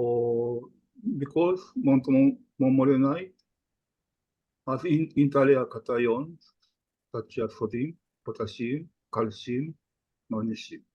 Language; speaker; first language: English; non-native, fluent; Japanese